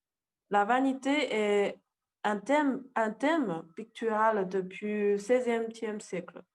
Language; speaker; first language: French; non-native, learner; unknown